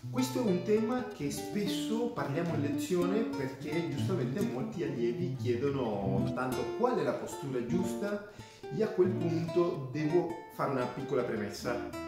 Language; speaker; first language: Italian; non-native, fluent; Spanish